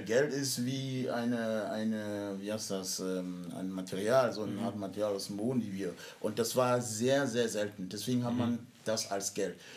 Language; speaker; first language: German; non-native, fluent; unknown